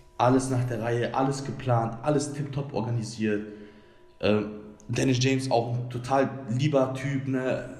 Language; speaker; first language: German; early bilingual, other home language; Bosnian